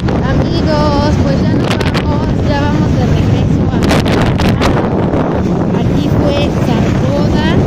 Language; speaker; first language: Spanish; native; Spanish